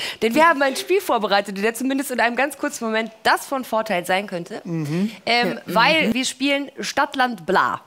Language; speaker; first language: German; native; German